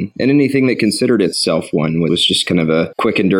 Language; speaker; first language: English; native; English